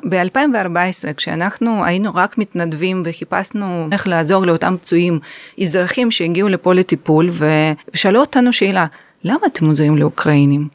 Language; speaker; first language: Hebrew; non-native, fluent; Russian